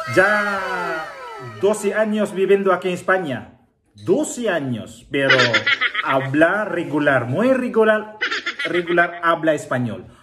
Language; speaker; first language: Spanish; non-native, learner; Filipino